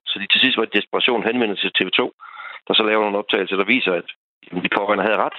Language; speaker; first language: Danish; native; Danish